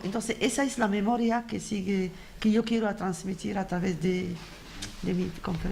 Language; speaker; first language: Spanish; non-native, fluent; Arabic